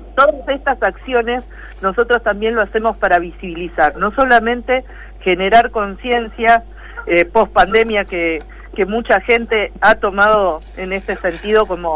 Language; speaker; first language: Spanish; native; Spanish